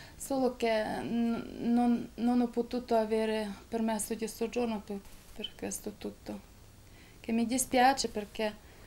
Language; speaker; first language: Italian; non-native, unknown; Ukrainian